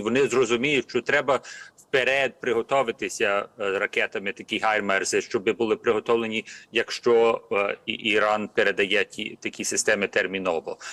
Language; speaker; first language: Ukrainian; early bilingual, heritage; Ukrainian